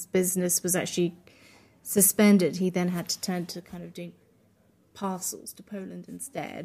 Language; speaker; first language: English; non-native, local second language; Polish